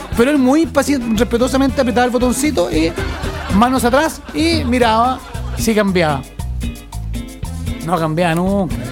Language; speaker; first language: Spanish; native; Spanish